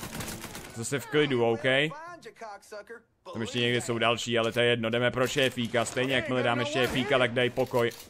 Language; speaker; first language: Czech; native; Czech